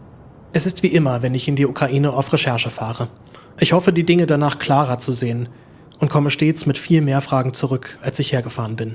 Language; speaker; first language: German; native; German